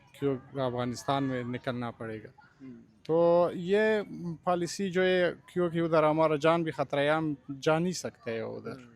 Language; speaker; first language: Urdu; non-native, learner; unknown